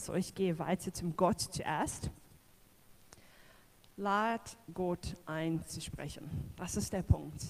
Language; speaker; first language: German; non-native, fluent; English